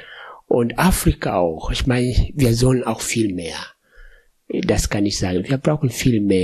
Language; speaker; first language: German; non-native, fluent; Swahili